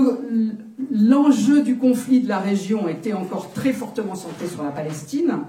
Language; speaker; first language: French; native; French